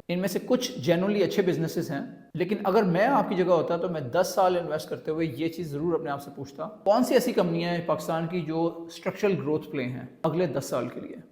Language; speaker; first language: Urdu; native; Urdu